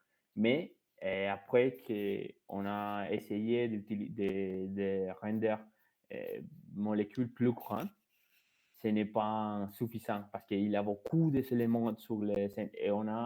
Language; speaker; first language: French; non-native, fluent; Spanish